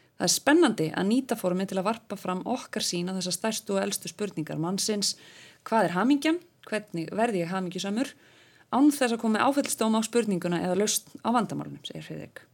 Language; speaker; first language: Icelandic; native; Icelandic